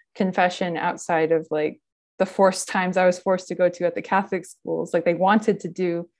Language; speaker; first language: English; native; English